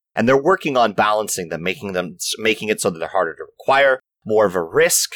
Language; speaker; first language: English; native; English